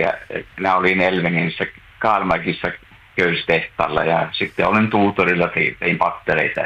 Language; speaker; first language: Finnish; native; Finnish